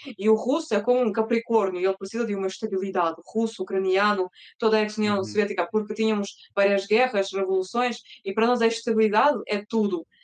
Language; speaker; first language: Portuguese; early bilingual, other home language; Russian